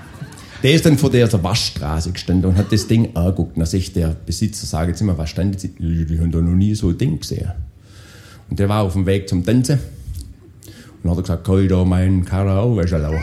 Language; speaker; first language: German; native; German